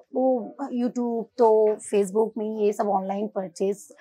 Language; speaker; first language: Hindi; non-native, local second language; Bangla